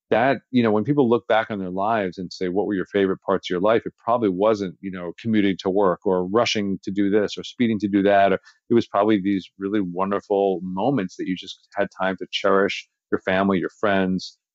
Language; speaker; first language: English; native; English